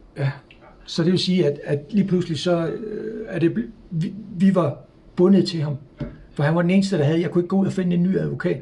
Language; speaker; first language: Danish; native; Danish